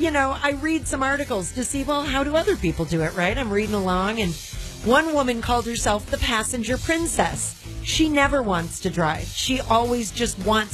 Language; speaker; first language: English; native; English